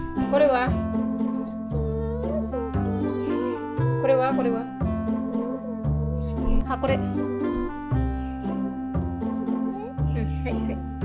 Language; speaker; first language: Japanese; non-native, fluent; Filipino